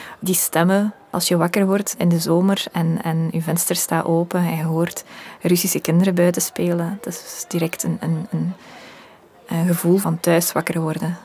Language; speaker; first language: Dutch; early bilingual, other home language; Russian